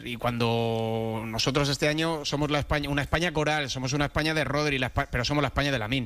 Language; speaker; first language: Spanish; native; Spanish